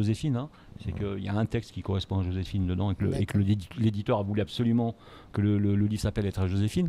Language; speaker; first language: French; native; French